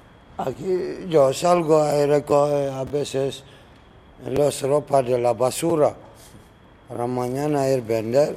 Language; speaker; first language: Spanish; non-native, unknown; Arabic